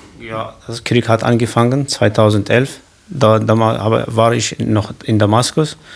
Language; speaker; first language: German; non-native, learner; Kurdish